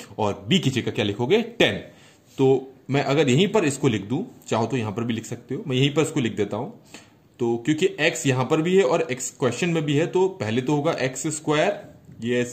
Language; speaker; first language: Hindi; native; Hindi